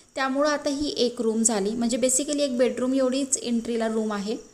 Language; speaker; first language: Marathi; native; Marathi